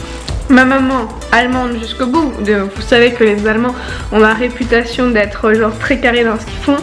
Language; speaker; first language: French; native; French